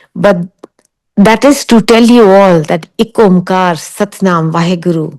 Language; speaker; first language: English; non-native, local second language; Punjabi